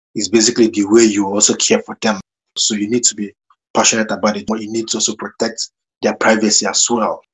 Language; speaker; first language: English; non-native, local second language; Igbo